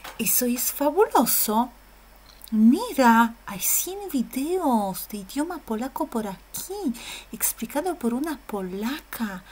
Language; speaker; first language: Spanish; non-native, fluent; Polish